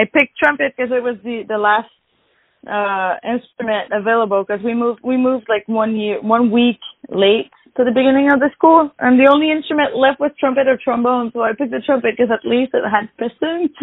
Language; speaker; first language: English; non-native, fluent; French